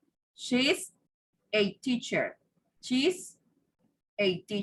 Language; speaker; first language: English; non-native, fluent; Spanish